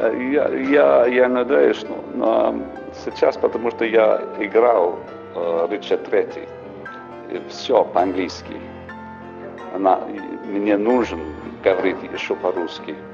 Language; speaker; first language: Russian; non-native, learner; English